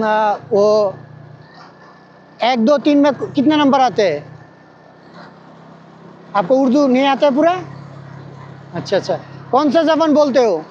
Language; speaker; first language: Hindi; non-native, learner; Bangla